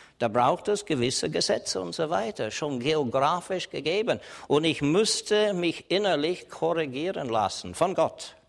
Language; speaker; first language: German; non-native, fluent; English